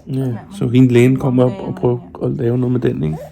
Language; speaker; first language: Danish; non-native, learner; Thai